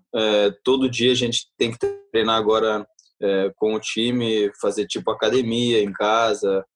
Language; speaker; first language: Portuguese; early bilingual, heritage; Portuguese